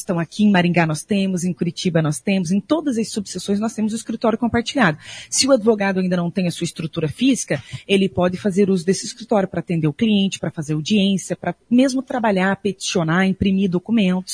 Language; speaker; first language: Portuguese; native; Portuguese